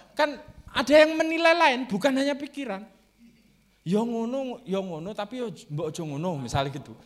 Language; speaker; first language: Indonesian; non-native, local second language; Javanese